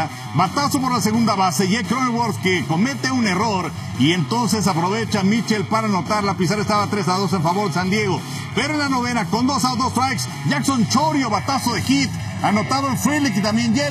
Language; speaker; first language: Spanish; native; Spanish